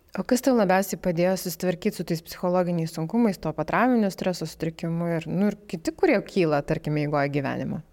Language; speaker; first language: Lithuanian; native; Lithuanian